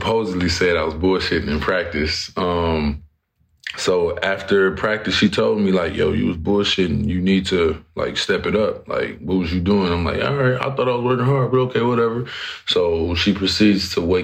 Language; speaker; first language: English; native; English